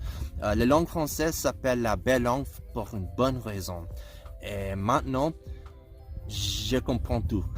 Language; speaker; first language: French; non-native, learner; English